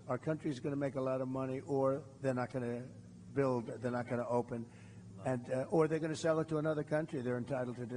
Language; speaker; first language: English; native; English